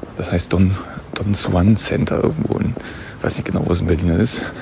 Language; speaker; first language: German; native; German